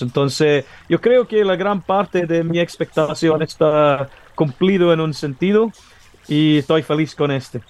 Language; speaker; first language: Spanish; non-native, fluent; English